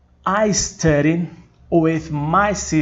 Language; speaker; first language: English; non-native, fluent; Portuguese